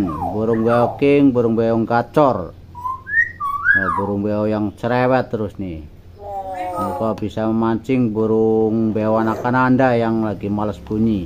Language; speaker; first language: Indonesian; native; Indonesian